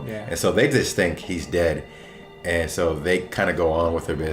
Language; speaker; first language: English; native; English